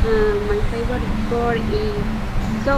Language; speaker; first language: English; non-native, learner; Spanish